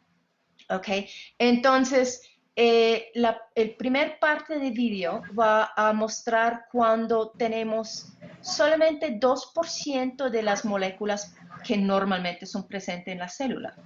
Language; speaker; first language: Spanish; non-native, fluent; English